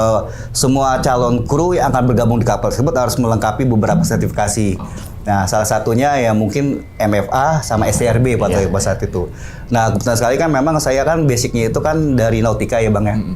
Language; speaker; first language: Indonesian; native; Indonesian